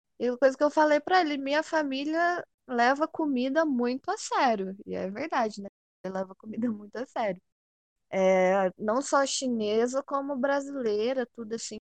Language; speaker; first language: Portuguese; native; Portuguese